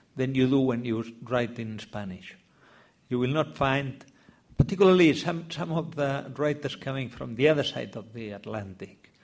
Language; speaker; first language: English; non-native, fluent; Spanish